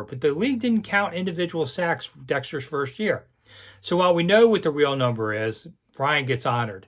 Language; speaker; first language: English; native; English